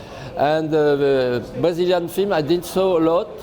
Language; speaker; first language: English; non-native, fluent; French